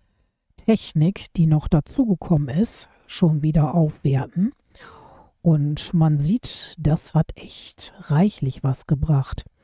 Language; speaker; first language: German; native; German